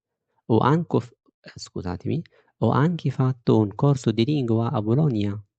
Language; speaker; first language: Italian; non-native, fluent; Arabic